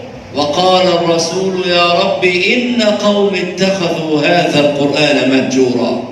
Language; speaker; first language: Arabic; native; Arabic